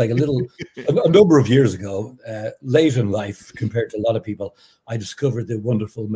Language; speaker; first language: English; native; English